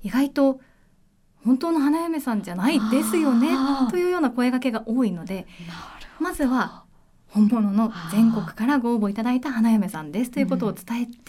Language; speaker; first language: Japanese; native; Japanese